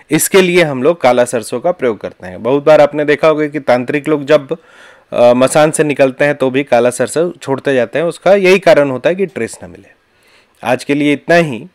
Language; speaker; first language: Hindi; native; Hindi